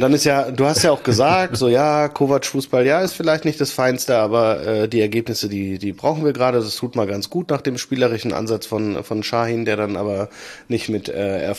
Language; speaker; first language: German; native; German